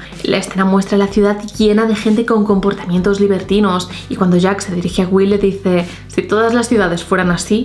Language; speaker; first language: Spanish; native; Spanish